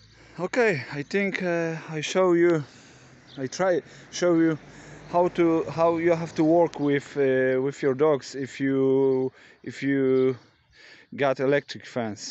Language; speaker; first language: English; non-native, learner; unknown